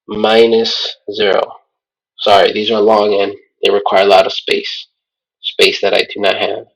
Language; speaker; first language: English; native; English